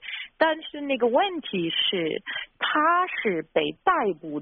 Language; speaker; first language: Chinese; non-native, fluent; German